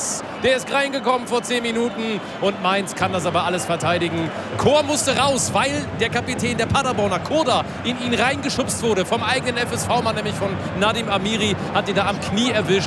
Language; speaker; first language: German; native; German